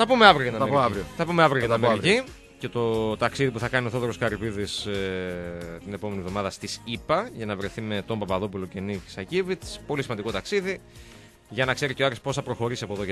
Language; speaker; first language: Greek; native; Greek